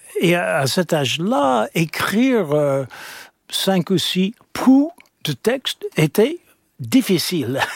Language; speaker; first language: French; non-native, fluent; English